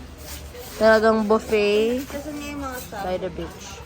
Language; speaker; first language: English; non-native, local second language; Filipino